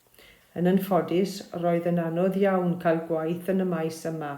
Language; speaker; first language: Welsh; non-native, fluent; German